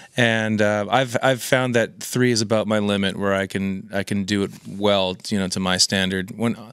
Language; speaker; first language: English; native; English